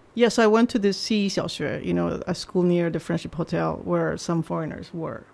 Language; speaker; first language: English; non-native, fluent; Chinese